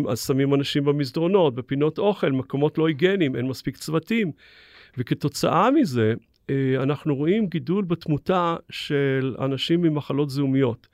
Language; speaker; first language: Hebrew; native; Hebrew